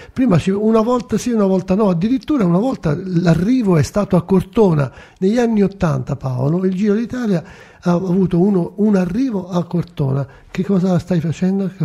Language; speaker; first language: Italian; native; Italian